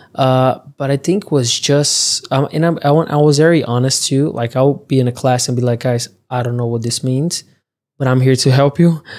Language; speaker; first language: English; early bilingual, other home language; Portuguese